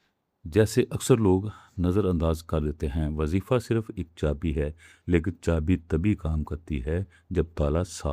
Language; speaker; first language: Urdu; native; Urdu